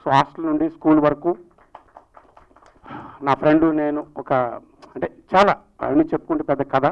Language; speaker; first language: Telugu; native; Telugu